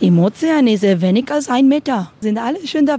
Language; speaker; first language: German; non-native, learner; Spanish